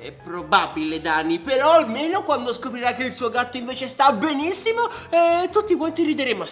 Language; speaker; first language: Italian; native; Italian